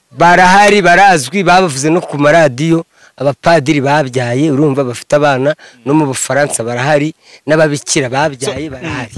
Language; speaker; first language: Kinyarwanda; native; Kinyarwanda